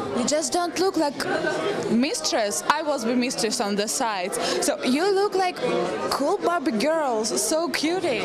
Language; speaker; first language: English; non-native, learner; Russian